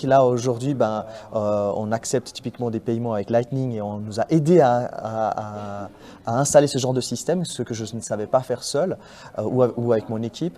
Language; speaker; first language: French; native; French